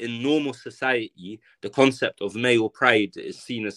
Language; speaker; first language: English; native; English